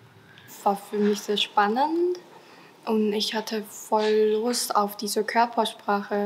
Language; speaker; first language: German; non-native, learner; Japanese